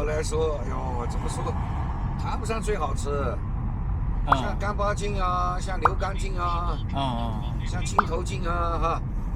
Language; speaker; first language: Chinese; native; Chinese